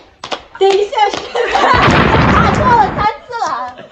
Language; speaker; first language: Chinese; non-native, fluent; Mongolian